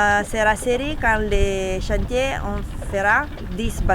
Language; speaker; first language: French; non-native, learner; Italian